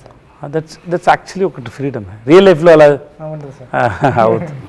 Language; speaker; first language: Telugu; non-native, learner; Tamil